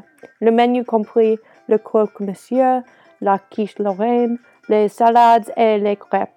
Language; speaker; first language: French; non-native, learner; English